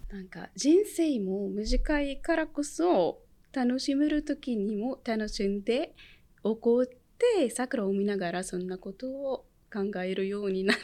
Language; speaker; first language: Japanese; non-native, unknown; Arabic